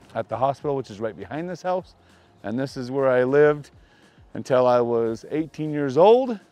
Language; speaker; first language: English; native; English